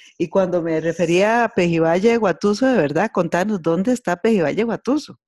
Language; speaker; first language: Spanish; native; Spanish